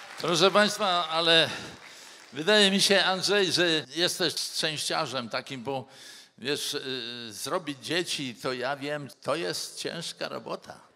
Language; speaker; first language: Polish; native; Polish